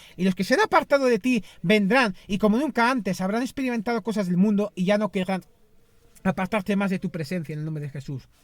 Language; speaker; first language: Spanish; non-native, fluent; Greek